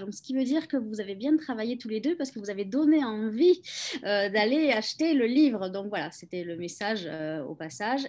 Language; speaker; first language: French; native; French